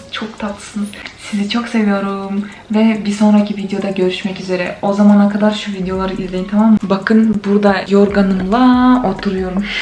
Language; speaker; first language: Turkish; non-native, fluent; Kyrgyz